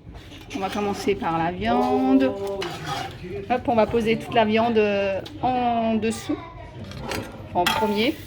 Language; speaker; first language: French; native; French